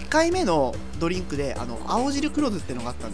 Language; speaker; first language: Japanese; native; Japanese